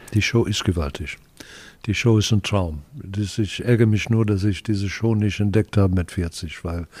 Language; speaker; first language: German; non-native, fluent; English